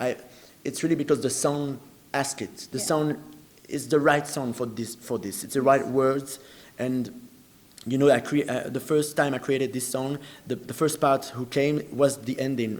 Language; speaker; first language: English; non-native, fluent; French